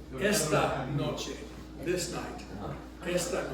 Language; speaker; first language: Spanish; non-native, fluent; English